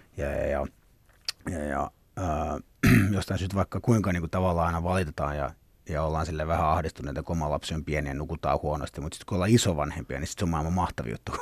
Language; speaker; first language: Finnish; early bilingual, other home language; Swedish